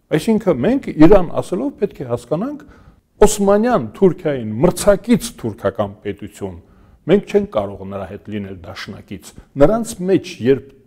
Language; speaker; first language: Armenian; native; Armenian